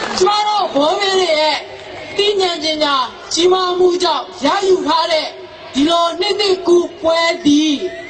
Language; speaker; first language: Burmese; non-native, local second language; S'gaw Karen